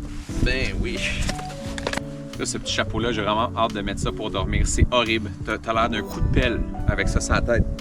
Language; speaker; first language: French; native; French